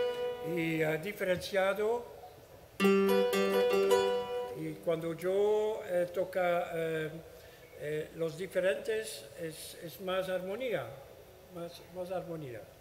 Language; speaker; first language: Portuguese; non-native, learner; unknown